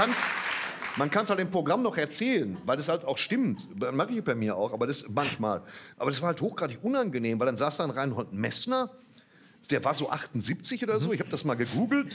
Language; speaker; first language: German; native; German